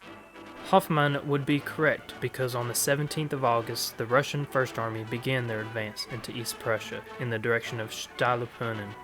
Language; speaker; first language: English; native; English